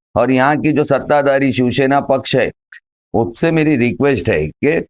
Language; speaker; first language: Hindi; non-native, local second language; Marathi